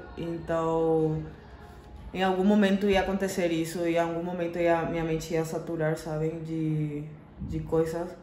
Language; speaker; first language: Portuguese; non-native, fluent; Spanish